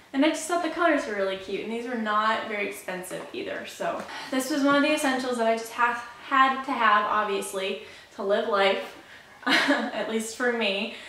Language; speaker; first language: English; native; English